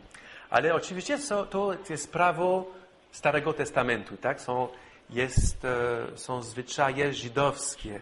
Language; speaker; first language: Polish; non-native, fluent; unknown